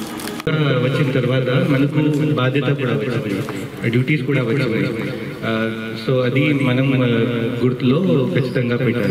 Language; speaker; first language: Telugu; non-native, fluent; Hindi